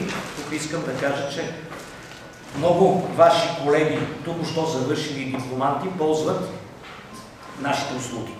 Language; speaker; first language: Bulgarian; native; Bulgarian